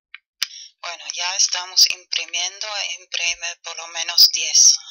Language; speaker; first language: Spanish; non-native, learner; German